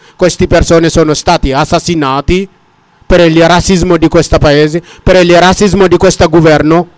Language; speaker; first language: Italian; non-native, fluent; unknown